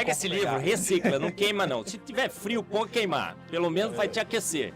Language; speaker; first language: Portuguese; native; Portuguese